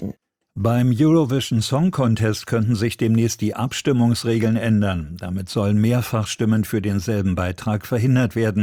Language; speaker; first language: German; native; German